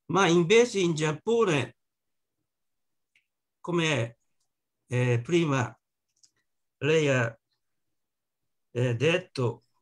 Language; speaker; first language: Italian; non-native, learner; Japanese